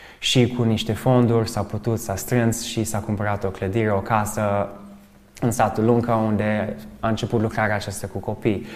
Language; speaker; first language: Romanian; early bilingual, other home language; English